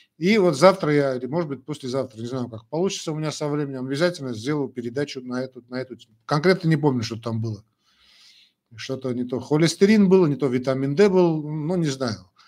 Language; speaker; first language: Russian; non-native, local second language; Armenian